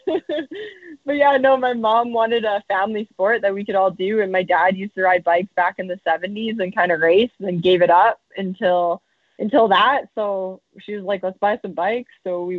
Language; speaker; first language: English; native; English